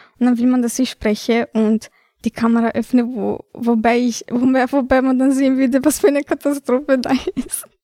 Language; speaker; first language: German; early bilingual, other home language; Albanian